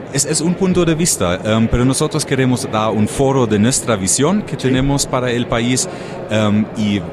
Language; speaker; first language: Spanish; non-native, fluent; German